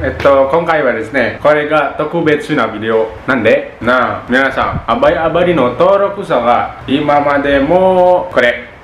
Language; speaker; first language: Japanese; non-native, learner; Sundanese